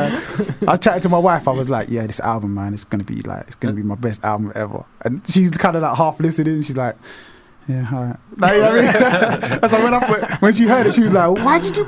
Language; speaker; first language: English; native; English